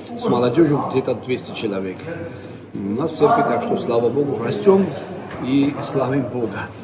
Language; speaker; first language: Russian; non-native, local second language; Georgian